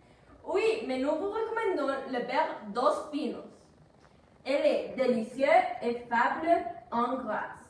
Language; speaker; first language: French; non-native, learner; Spanish